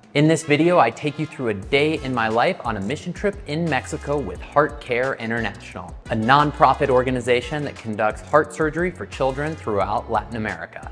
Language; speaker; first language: English; native; English